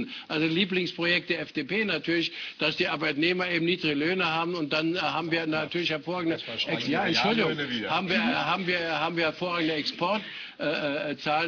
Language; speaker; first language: German; native; German